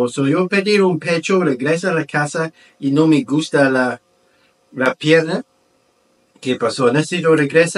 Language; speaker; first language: Spanish; non-native, learner; English